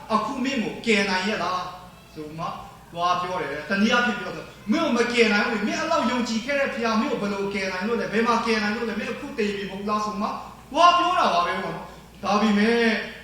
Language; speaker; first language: Burmese; non-native, local second language; Tedim Chin